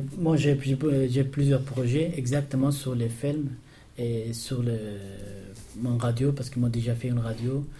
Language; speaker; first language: French; non-native, learner; Persian